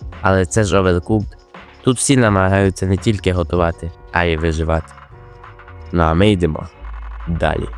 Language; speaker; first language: Ukrainian; native; Ukrainian